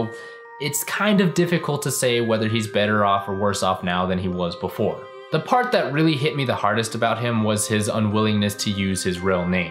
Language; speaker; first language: English; native; English